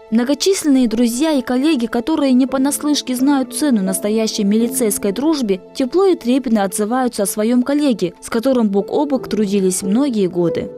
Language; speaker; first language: Russian; native; Russian